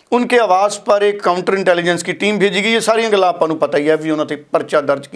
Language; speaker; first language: Hindi; non-native, local second language; Punjabi